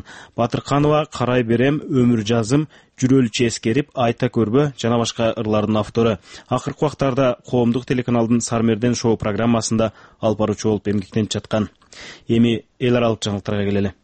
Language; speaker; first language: Kyrgyz; native; Kyrgyz